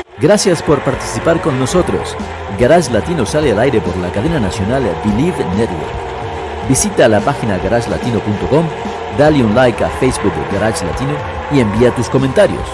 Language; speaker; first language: Spanish; native; Spanish